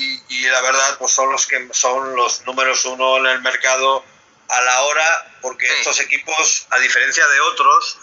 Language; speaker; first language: Spanish; native; Spanish